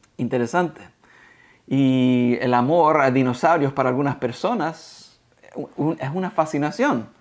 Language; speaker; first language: Spanish; early bilingual, heritage; Spanish